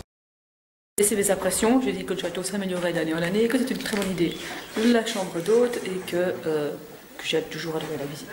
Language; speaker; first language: French; native; French